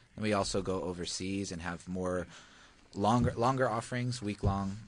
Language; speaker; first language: English; native; English